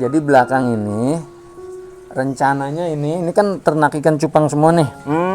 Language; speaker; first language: Indonesian; native; Indonesian